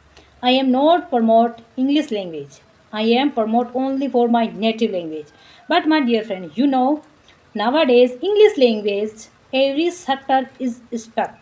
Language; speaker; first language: English; non-native, learner; Marwari